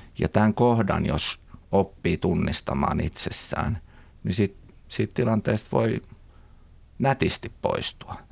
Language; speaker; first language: Finnish; native; Finnish